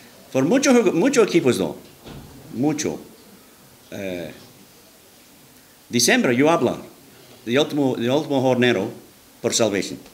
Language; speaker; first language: Spanish; non-native, learner; English